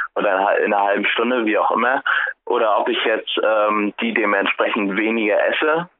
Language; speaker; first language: German; native; German